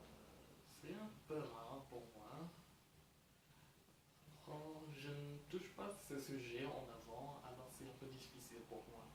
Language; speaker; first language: French; non-native, fluent; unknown